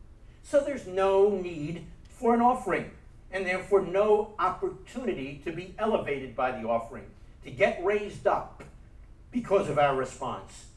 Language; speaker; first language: English; native; English